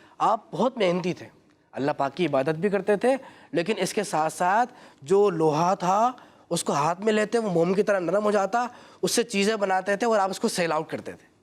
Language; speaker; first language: Urdu; native; Urdu